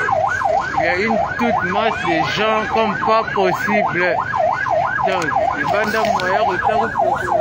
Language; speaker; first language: French; non-native, local second language; Lingala